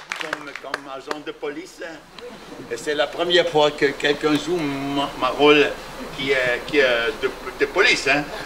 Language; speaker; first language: French; non-native, learner; German